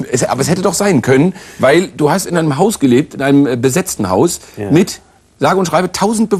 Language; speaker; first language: German; native; German